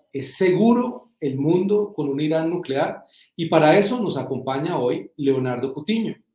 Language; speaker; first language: Spanish; native; Spanish